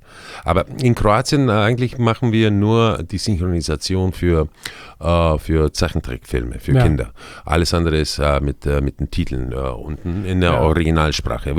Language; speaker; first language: German; non-native, fluent; Croatian